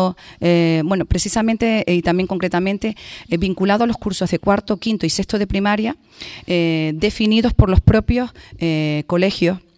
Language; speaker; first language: Spanish; native; Spanish